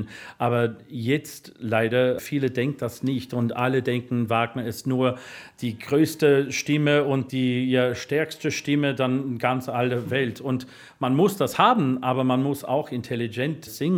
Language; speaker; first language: German; non-native, learner; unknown